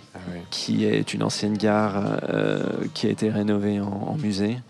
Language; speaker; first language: French; native; French